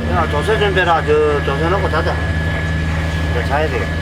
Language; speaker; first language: Korean; native; Korean